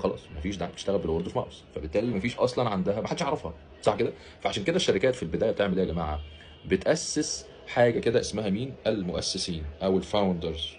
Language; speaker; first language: Arabic; native; Arabic